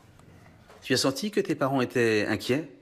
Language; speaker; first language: French; native; French